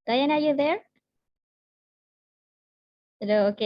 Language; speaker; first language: English; non-native, learner; Indonesian